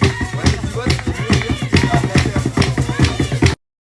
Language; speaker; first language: French; native; French